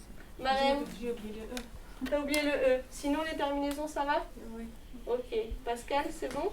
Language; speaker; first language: French; native; French